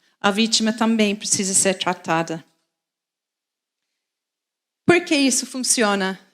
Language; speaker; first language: Portuguese; non-native, fluent; English